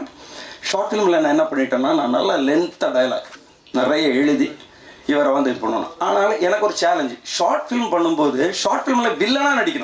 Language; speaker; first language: Tamil; native; Tamil